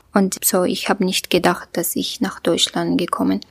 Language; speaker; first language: German; non-native, learner; Kurdish